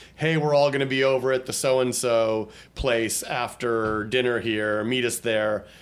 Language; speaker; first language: English; native; English